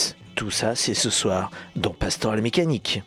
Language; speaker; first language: French; native; French